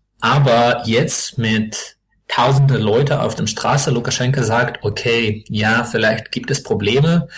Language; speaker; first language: German; non-native, learner; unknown